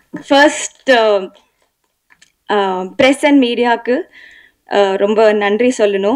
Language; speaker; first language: Tamil; non-native, learner; Telugu